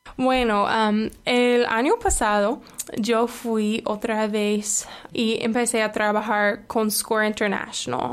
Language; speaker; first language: Spanish; non-native, fluent; English